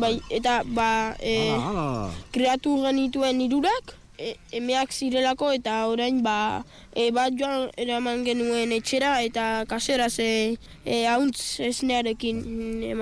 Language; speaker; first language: Basque; non-native, local second language; Spanish